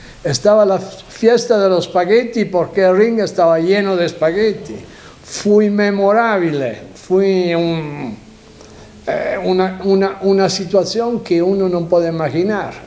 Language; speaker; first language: Spanish; non-native, learner; Italian